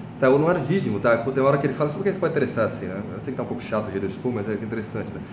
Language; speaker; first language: Portuguese; native; Portuguese